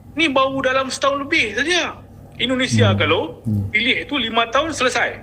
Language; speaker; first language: Malay; native; Malay